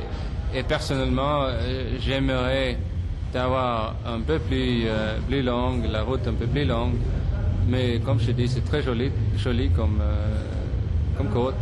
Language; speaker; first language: French; non-native, fluent; Swedish